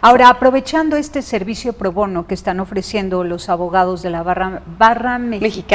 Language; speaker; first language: Spanish; native; Spanish